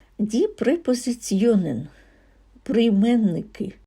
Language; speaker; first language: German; non-native, fluent; Ukrainian